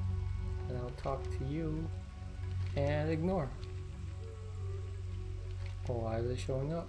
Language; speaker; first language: English; native; English